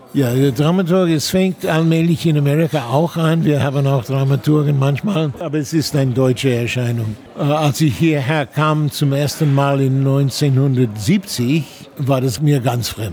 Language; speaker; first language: German; non-native, fluent; English